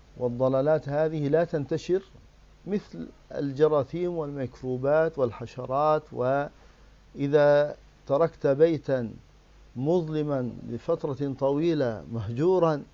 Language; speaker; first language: Arabic; native; Arabic